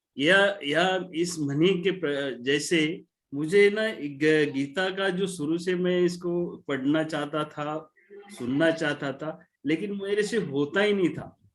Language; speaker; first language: Hindi; non-native, local second language; Marathi